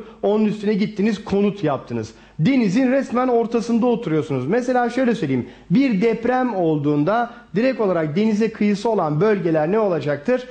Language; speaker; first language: Turkish; native; Turkish